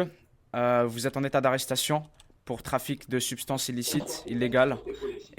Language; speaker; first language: French; native; French